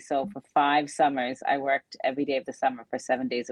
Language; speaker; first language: English; native; English